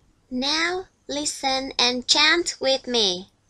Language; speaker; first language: English; non-native, fluent; Vietnamese